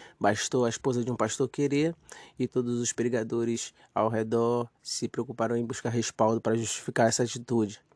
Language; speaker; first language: Portuguese; native; Portuguese